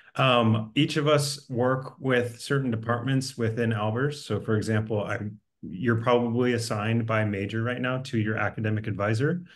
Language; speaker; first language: English; native; English